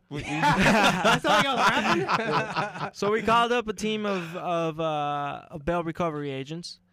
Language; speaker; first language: English; native; English